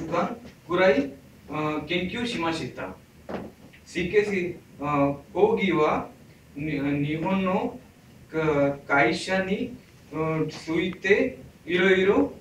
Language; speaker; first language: Japanese; non-native, learner; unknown